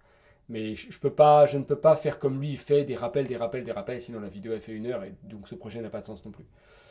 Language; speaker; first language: French; native; French